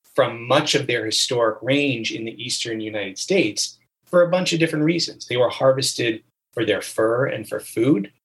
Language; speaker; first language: English; native; English